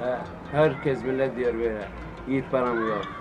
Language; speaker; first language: Turkish; non-native, learner; Arabic